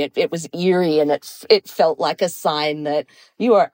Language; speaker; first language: English; native; English